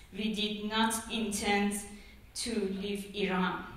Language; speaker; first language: English; non-native, fluent; Persian